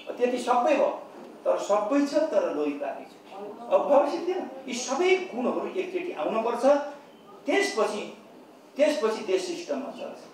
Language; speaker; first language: Nepali; native; Nepali